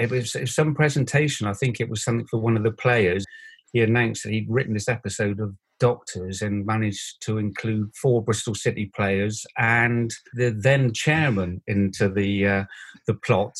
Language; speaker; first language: English; native; English